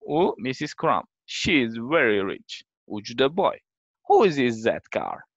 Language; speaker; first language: English; non-native, learner; Uzbek